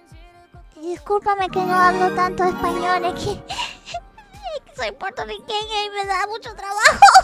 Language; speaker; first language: Spanish; early bilingual, heritage; English